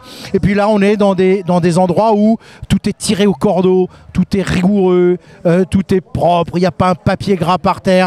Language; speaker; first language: French; native; French